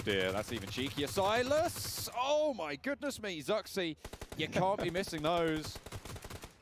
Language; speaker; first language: English; native; English